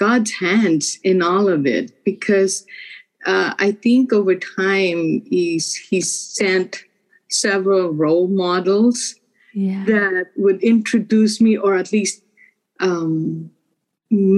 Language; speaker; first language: English; non-native, local second language; Filipino